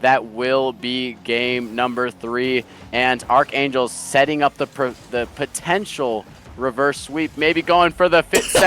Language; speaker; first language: English; native; English